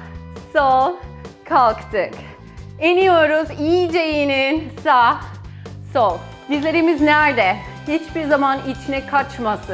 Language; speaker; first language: Turkish; non-native, fluent; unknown